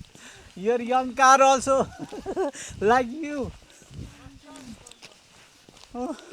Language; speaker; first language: English; non-native, learner; Nepali